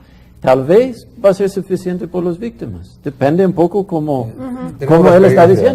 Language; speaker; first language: Spanish; non-native, fluent; English